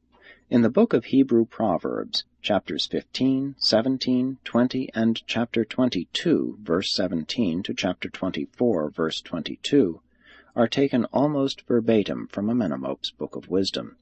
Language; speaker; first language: English; native; English